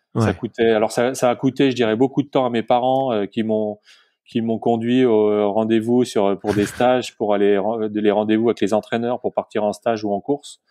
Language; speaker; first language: French; native; French